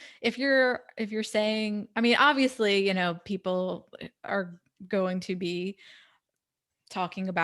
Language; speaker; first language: English; native; English